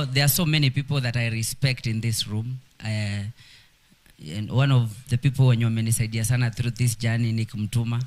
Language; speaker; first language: English; non-native, local second language; Swahili